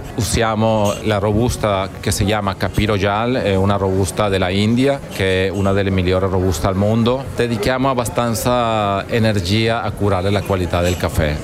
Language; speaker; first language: Italian; non-native, fluent; Spanish